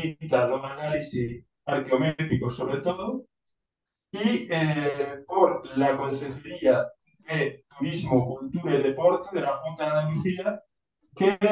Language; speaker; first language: Spanish; native; Spanish